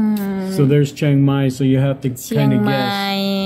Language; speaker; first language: English; native; English